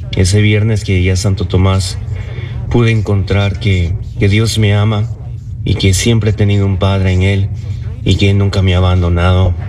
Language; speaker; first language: Spanish; early bilingual, other home language; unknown